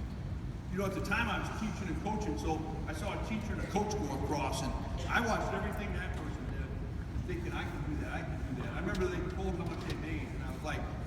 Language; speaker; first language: English; native; English